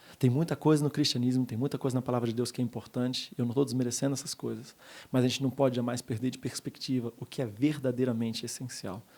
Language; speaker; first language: Portuguese; native; Portuguese